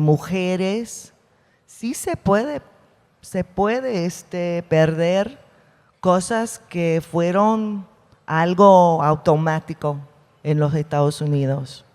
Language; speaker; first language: Spanish; non-native, fluent; English